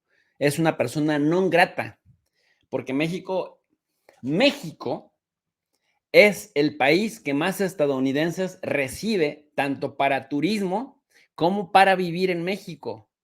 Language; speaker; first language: Spanish; native; Spanish